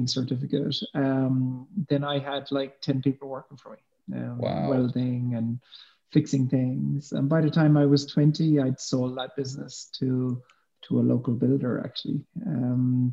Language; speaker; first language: English; native; English